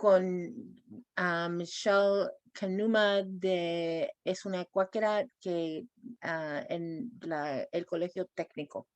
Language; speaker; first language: Spanish; non-native, fluent; English